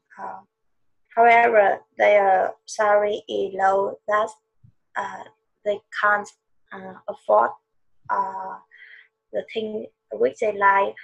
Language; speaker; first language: English; non-native, learner; Vietnamese